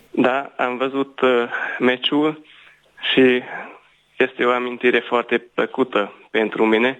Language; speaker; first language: Romanian; non-native, local second language; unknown